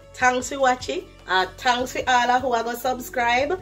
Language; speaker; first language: English; non-native, local second language; Jamaican Creole English